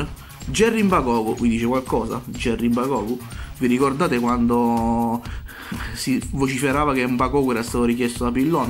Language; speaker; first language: Italian; native; Italian